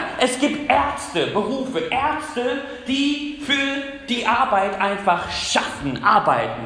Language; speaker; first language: German; non-native, fluent; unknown